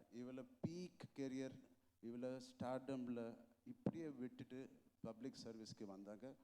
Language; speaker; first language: Tamil; non-native, local second language; Telugu